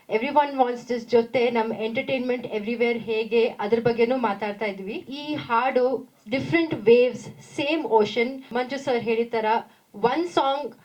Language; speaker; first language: Kannada; non-native, local second language; Tamil